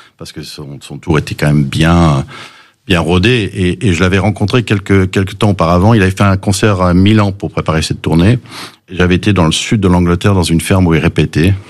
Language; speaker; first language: French; early bilingual, other home language; English